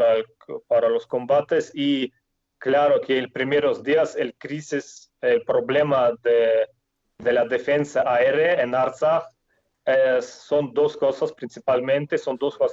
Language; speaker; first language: Spanish; non-native, fluent; Russian